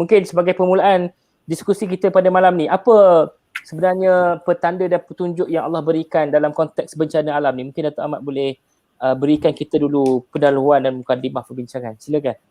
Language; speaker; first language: Malay; native; Malay